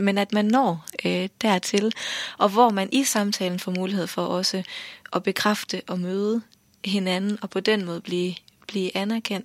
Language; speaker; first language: Danish; native; Danish